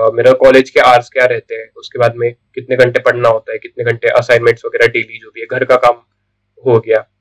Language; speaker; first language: Hindi; non-native, local second language; Marathi